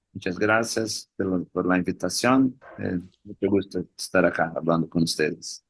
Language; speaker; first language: Spanish; non-native, learner; Portuguese